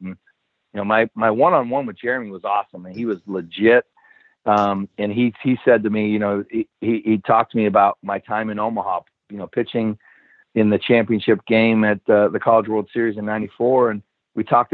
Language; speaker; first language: English; native; English